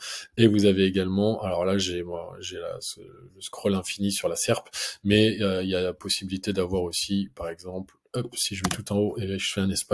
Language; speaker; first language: French; native; French